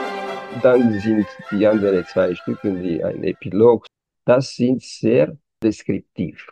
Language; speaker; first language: German; non-native, fluent; Romanian